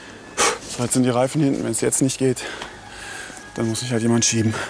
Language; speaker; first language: German; native; German